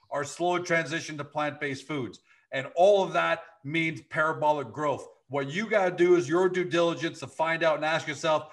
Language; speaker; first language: English; native; English